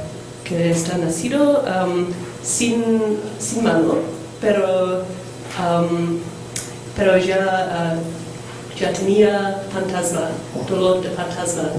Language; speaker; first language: Spanish; non-native, fluent; English